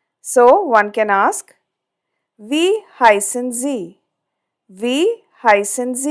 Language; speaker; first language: German; non-native, fluent; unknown